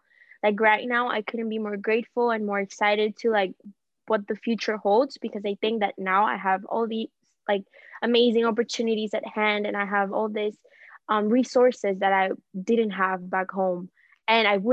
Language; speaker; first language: English; non-native, fluent; Spanish